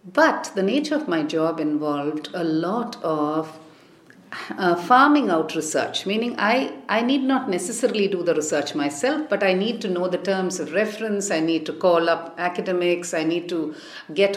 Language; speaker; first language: English; non-native, local second language; Tamil